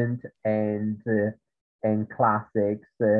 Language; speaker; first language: English; non-native, fluent; Italian